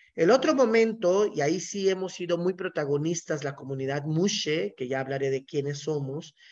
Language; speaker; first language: Spanish; non-native, local second language; Zapotec